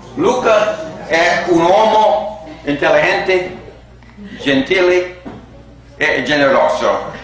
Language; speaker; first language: Italian; non-native, learner; English